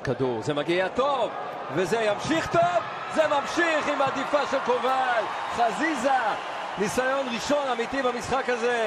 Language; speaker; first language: Hebrew; native; Hebrew